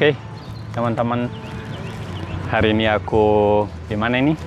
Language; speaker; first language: Indonesian; non-native, learner; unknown